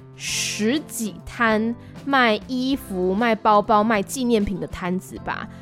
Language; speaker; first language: Chinese; native; Chinese